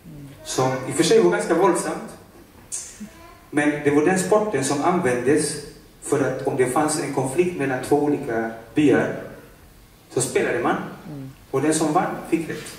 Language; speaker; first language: Swedish; non-native, fluent; Spanish